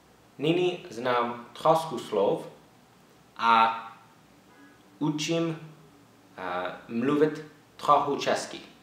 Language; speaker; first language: Czech; non-native, learner; English